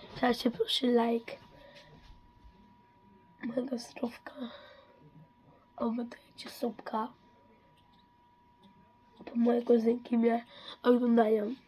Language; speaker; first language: Polish; early bilingual, heritage; Dutch